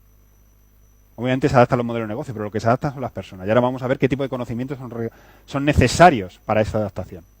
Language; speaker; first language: Spanish; native; Spanish